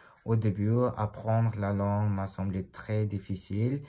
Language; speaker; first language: French; non-native, learner; Uzbek